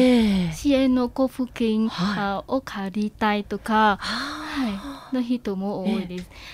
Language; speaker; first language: Japanese; non-native, fluent; Vietnamese